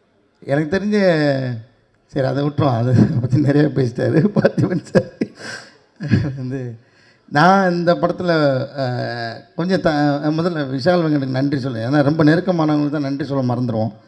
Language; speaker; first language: Tamil; native; Tamil